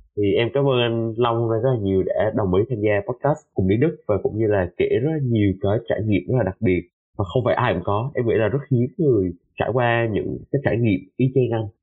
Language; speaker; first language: Vietnamese; native; Vietnamese